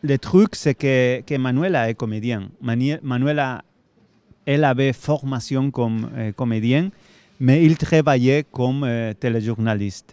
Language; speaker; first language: French; non-native, fluent; Spanish